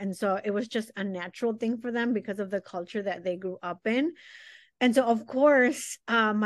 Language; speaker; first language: English; early bilingual, other home language; Spanish